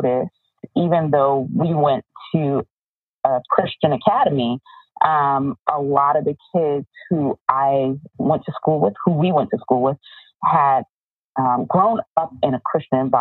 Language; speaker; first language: English; native; English